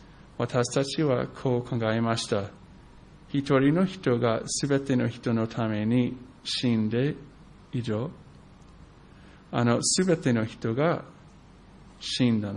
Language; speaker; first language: Japanese; non-native, fluent; English